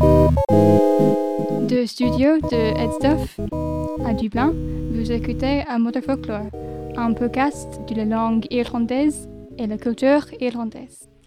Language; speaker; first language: French; non-native, learner; English